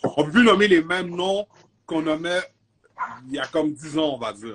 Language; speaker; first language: French; native; French